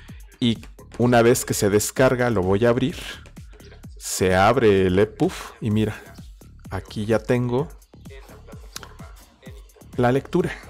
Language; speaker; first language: Spanish; native; Spanish